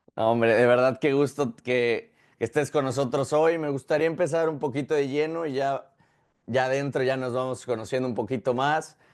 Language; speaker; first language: Spanish; native; Spanish